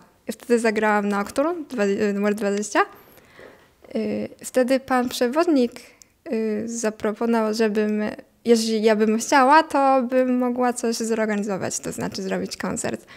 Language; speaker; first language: Polish; non-native, fluent; Japanese